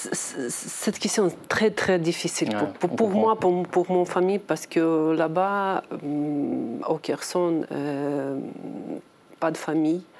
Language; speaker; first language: French; non-native, learner; Ukrainian